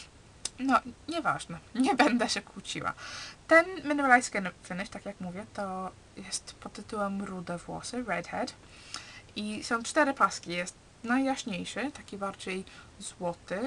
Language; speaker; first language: Polish; early bilingual, heritage; Polish